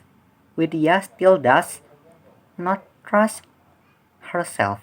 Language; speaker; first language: English; non-native, learner; Indonesian